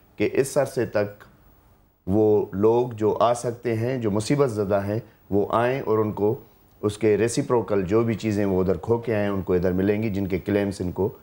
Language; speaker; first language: Urdu; non-native, local second language; Sindhi